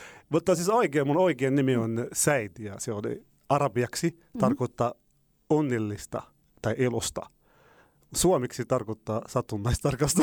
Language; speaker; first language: Finnish; non-native, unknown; Arabic